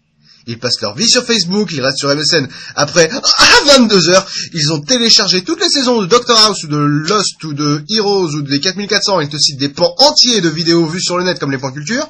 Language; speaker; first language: French; native; French